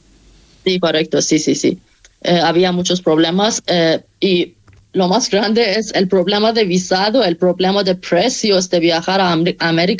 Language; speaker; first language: Spanish; non-native, fluent; Persian